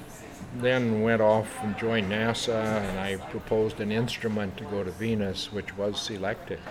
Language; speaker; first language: English; native; English